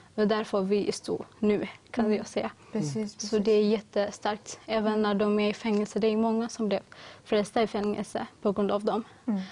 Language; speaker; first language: Swedish; early bilingual, other home language; Tigrinya